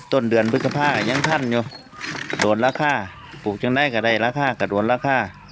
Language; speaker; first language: Thai; native; Thai